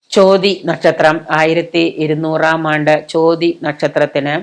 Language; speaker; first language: Malayalam; native; Malayalam